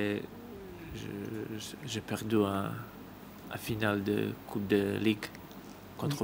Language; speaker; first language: French; non-native, learner; Serbian